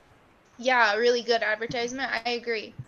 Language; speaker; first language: English; native; English